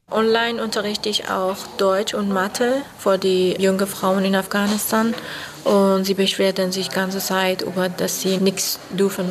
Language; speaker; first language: German; non-native, fluent; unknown